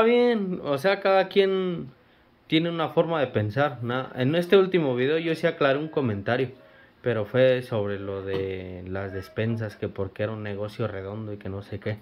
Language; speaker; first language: Spanish; native; Spanish